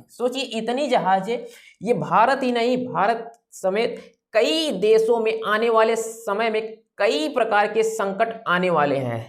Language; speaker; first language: Hindi; native; Hindi